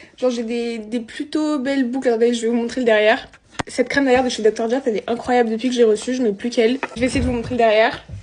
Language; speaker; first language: French; native; French